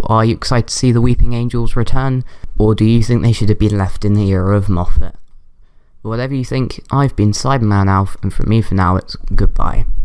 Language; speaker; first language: English; native; English